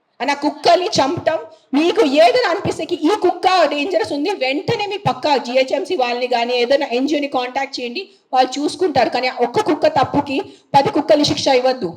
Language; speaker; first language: Telugu; non-native, fluent; Marathi